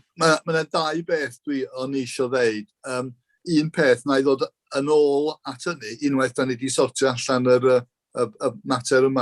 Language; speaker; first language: Welsh; native; Welsh